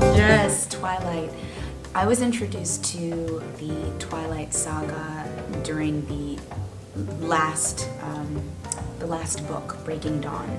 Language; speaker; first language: English; native; English